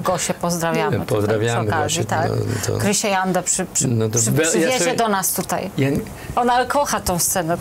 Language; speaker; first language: Polish; native; Polish